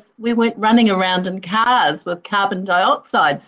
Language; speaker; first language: English; native; English